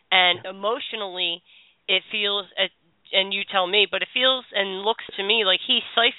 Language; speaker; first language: English; native; English